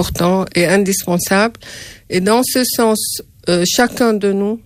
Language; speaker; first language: French; non-native, fluent; Arabic